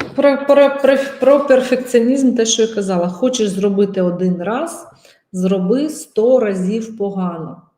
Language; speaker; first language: Ukrainian; non-native, local second language; Russian